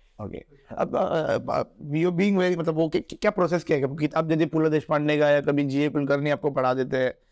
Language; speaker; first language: Hindi; non-native, local second language; Marathi